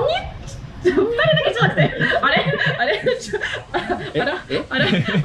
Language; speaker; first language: Japanese; non-native, fluent; Russian